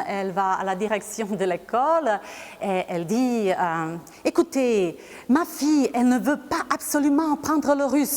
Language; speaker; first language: French; non-native, fluent; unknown